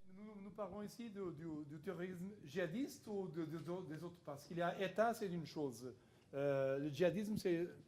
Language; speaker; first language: French; non-native, fluent; Portuguese